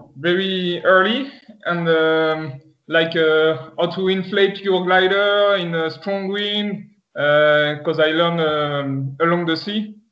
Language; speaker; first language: English; non-native, fluent; French